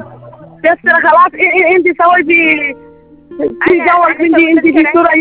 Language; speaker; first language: Arabic; non-native, learner; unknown